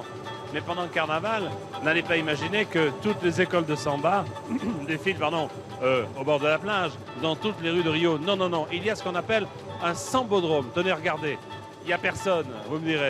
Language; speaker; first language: French; native; French